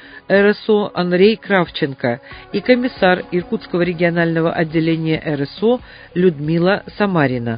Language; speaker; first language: Russian; native; Russian